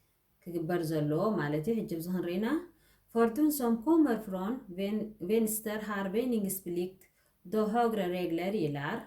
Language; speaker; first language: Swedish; non-native, learner; Tigrinya